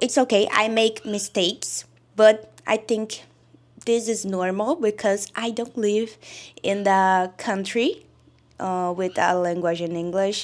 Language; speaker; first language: English; non-native, learner; Portuguese